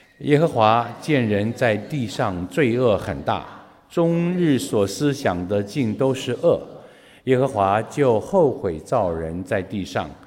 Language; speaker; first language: Chinese; native; Chinese